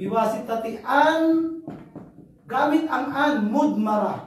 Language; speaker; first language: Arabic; non-native, fluent; Filipino